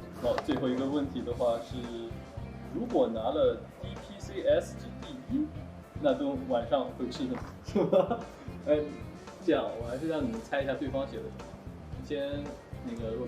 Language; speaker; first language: Chinese; native; Chinese